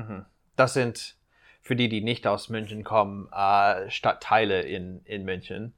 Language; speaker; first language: German; non-native, fluent; English